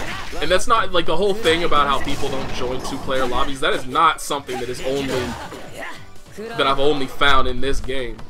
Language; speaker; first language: English; native; English